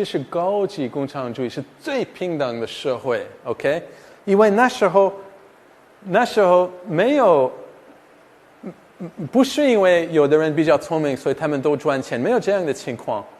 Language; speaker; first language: Chinese; non-native, fluent; English